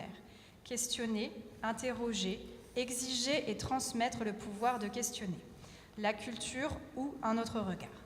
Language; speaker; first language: French; native; French